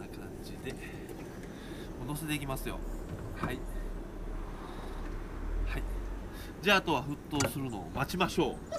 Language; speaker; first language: Japanese; native; Japanese